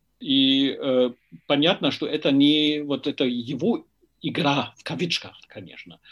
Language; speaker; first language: Russian; non-native, fluent; German